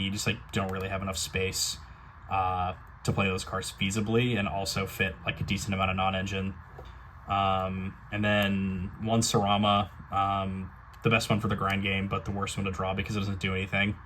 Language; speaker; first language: English; native; English